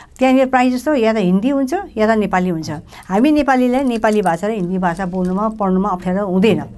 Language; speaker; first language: Nepali; non-native, local second language; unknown